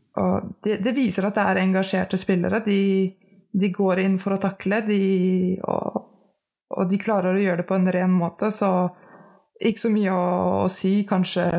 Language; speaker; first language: Norwegian; native; Norwegian